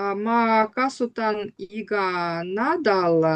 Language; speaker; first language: Estonian; non-native, learner; Russian